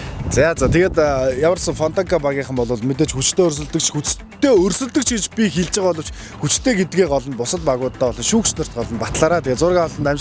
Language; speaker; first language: Mongolian; native; Mongolian